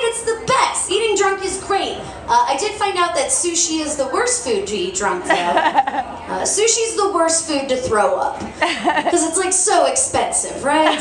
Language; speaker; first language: English; native; English